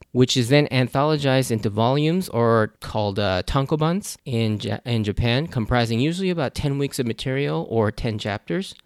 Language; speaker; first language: English; native; English